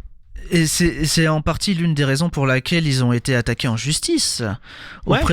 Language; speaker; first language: French; native; French